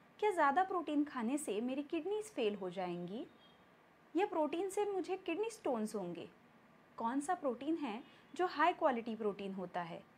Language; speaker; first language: Hindi; non-native, local second language; Marathi